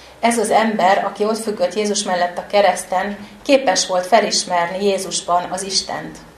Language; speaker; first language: Hungarian; native; Hungarian